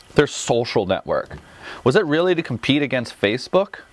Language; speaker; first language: English; native; English